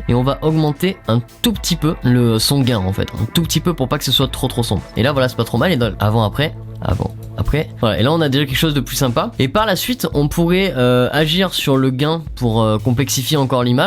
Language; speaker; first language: French; native; French